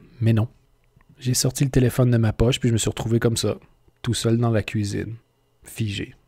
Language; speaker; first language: French; native; French